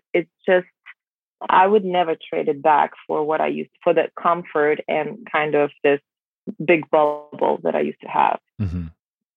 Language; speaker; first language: English; non-native, fluent; Russian